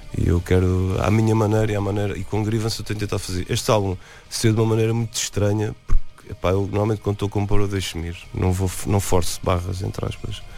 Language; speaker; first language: Portuguese; native; Portuguese